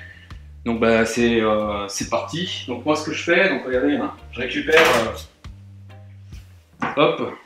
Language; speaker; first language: French; native; French